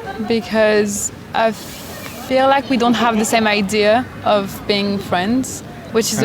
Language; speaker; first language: English; non-native, fluent; French